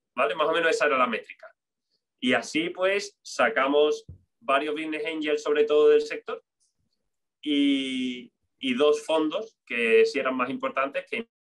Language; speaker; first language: Spanish; native; Spanish